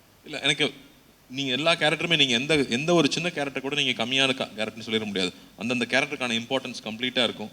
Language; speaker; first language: Tamil; native; Tamil